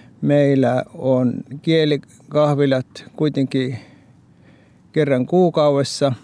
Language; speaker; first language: Finnish; non-native, fluent; Norwegian